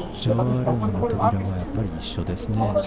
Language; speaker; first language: Japanese; native; Japanese